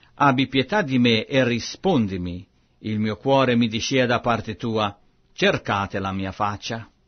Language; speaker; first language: Italian; non-native, fluent; French